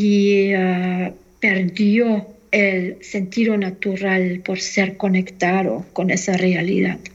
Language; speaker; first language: Spanish; non-native, fluent; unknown